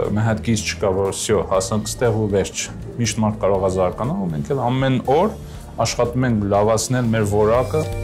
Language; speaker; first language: Armenian; early bilingual, heritage; Armenian